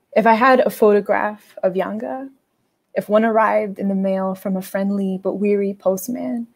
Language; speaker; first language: English; native; English